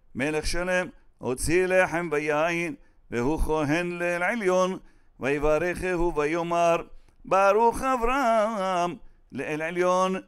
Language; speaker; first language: Hebrew; native; Hebrew